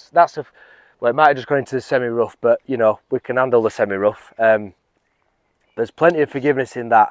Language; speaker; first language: English; native; English